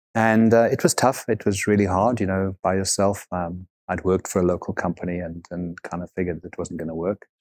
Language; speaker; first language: English; native; English